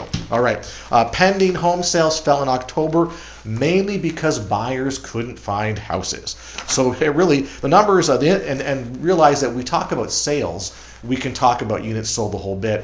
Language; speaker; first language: English; native; English